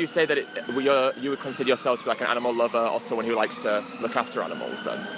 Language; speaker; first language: English; native; English